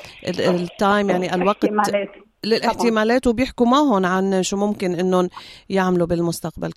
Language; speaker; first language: Arabic; native; Arabic